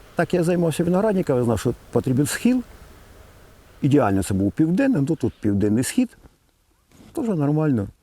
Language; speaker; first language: Ukrainian; native; Ukrainian